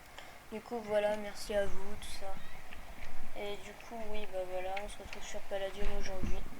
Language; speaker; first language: French; native; French